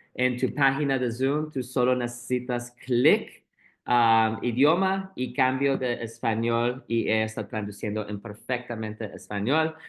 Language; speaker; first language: Spanish; non-native, learner; English